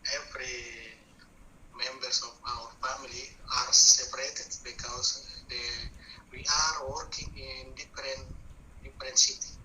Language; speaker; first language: English; non-native, learner; Buginese